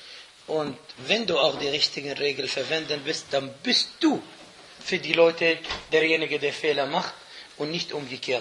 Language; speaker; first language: German; non-native, fluent; Arabic